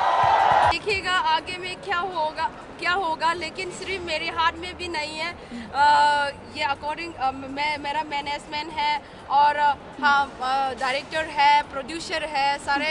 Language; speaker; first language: Hindi; non-native, local second language; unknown